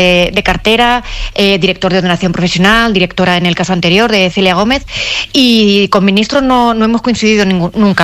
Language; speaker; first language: Spanish; native; Spanish